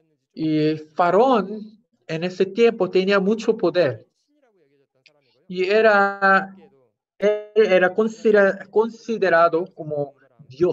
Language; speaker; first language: Spanish; non-native, fluent; Korean